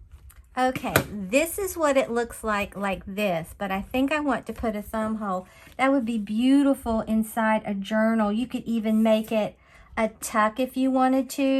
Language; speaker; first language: English; native; English